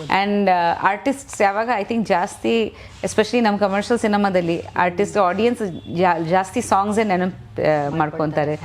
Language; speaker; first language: Kannada; non-native, fluent; Bangla